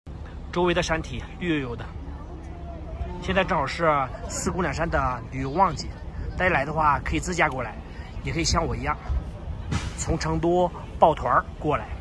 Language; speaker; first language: Chinese; native; Chinese